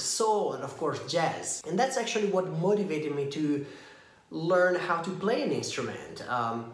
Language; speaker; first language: English; non-native, fluent; Italian